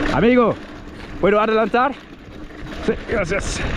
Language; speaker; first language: Spanish; non-native, learner; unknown